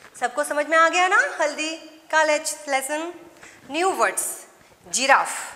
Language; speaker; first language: Hindi; non-native, local second language; Gujarati